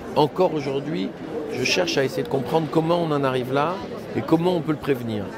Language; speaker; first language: French; early bilingual, heritage; French